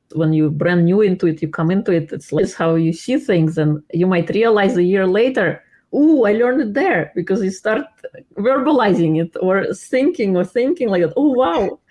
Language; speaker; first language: English; non-native, fluent; Russian